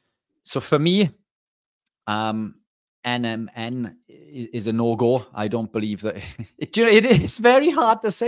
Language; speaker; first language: English; native; English